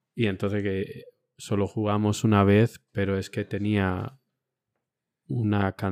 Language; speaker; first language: Spanish; early bilingual, other home language; Romanian